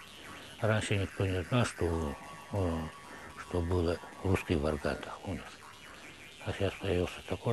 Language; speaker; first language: Russian; non-native, local second language; Yakut